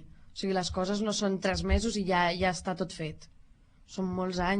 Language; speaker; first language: Catalan; native; Catalan